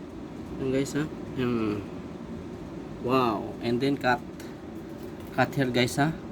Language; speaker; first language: English; non-native, learner; Filipino